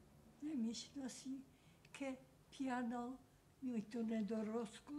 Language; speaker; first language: Persian; early bilingual, other home language; Polish